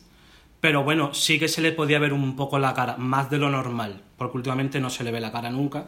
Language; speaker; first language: Spanish; native; Spanish